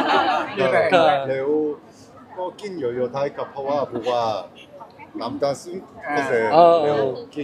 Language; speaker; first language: Thai; non-native, learner; Korean